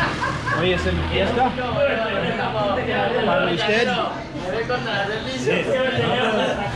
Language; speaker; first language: Spanish; non-native, learner; English